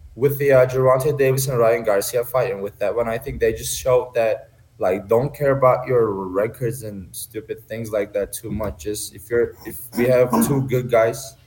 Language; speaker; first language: English; non-native, fluent; Turkish